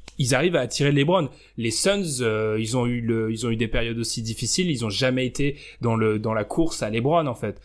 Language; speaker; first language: French; native; French